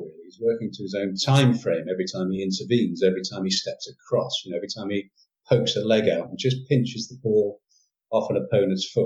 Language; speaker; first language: English; native; English